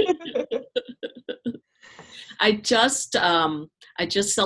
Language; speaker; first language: English; non-native, fluent; Vietnamese